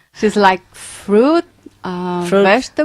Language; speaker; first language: English; non-native, learner; Portuguese